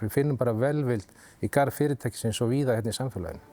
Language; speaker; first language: Icelandic; native; Icelandic